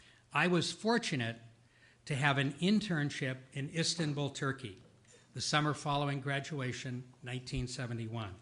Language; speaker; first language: English; native; English